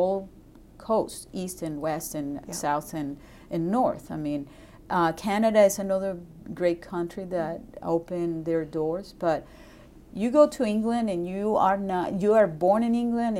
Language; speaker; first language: English; non-native, fluent; Spanish